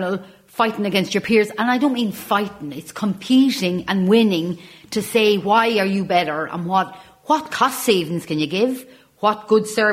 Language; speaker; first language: English; native; English